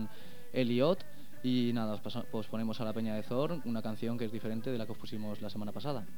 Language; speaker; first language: Spanish; native; Spanish